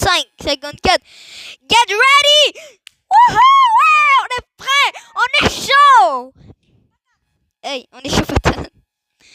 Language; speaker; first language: French; native; French